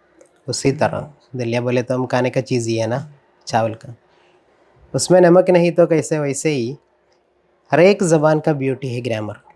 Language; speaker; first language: Hindi; non-native, local second language; Malayalam